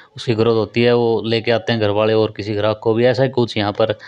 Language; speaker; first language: Hindi; native; Hindi